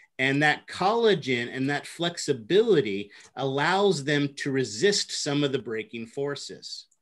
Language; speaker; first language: English; native; English